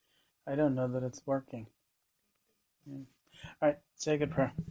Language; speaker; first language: English; native; English